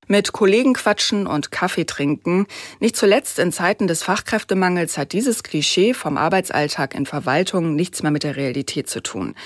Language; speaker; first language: German; native; German